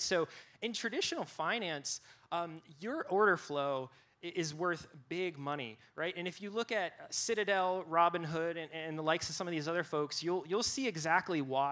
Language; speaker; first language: English; native; English